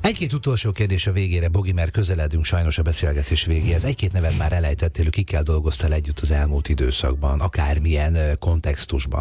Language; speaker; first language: Hungarian; native; Hungarian